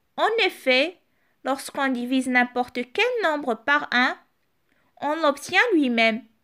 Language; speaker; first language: French; non-native, local second language; Arabic